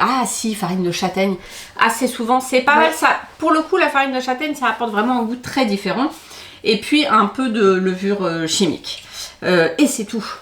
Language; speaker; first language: French; native; French